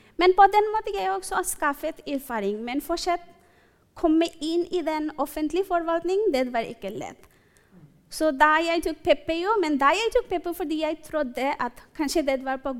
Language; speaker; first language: Norwegian; non-native, fluent; Bangla